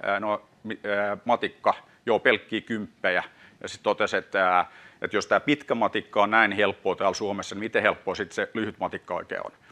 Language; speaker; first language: Finnish; non-native, local second language; Swedish